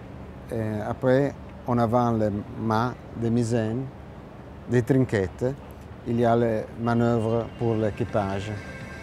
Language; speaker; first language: French; non-native, learner; Italian